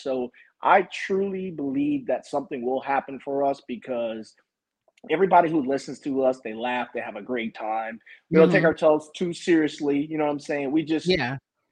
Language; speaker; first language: English; native; English